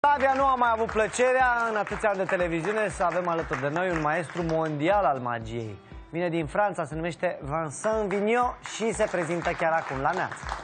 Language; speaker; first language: Romanian; native; Romanian